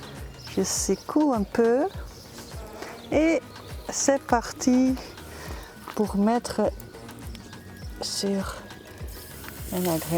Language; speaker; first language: French; non-native, fluent; Dutch